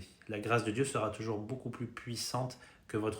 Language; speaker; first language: French; native; French